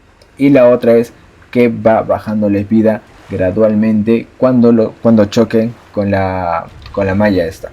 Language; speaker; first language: Spanish; native; Spanish